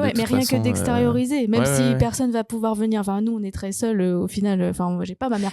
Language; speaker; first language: French; native; French